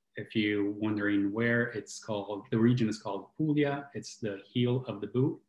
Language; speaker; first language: English; non-native, fluent; Italian